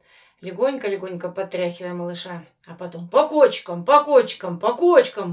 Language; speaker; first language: Russian; native; Russian